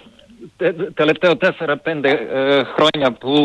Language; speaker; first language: Greek; non-native, fluent; Serbian